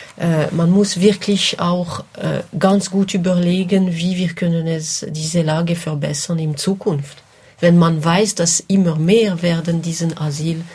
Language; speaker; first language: German; non-native, local second language; French